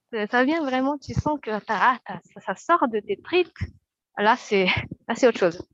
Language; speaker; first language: French; non-native, local second language; Malagasy